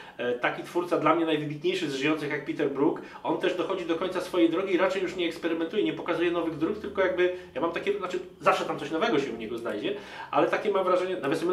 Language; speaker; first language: Polish; native; Polish